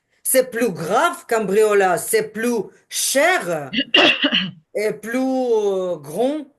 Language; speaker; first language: French; non-native, learner; Ukrainian